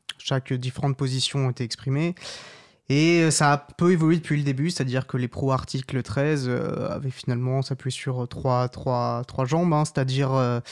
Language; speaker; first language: French; native; French